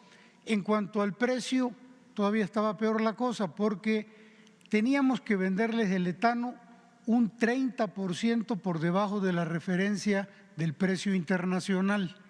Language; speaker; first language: Spanish; native; Spanish